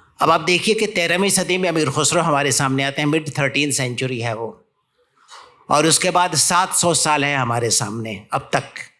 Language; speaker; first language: Urdu; native; Urdu